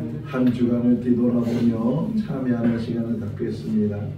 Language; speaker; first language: Korean; native; Korean